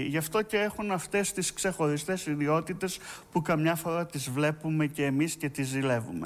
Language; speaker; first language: Greek; native; Greek